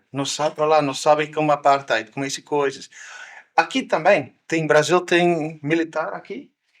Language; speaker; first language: Portuguese; non-native, learner; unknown